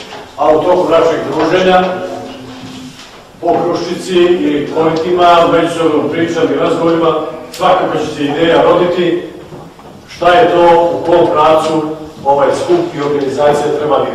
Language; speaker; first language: Bosnian; native; Bosnian